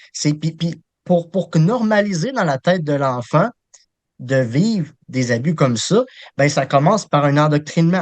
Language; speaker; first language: French; native; French